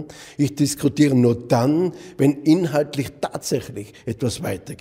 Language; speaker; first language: German; native; German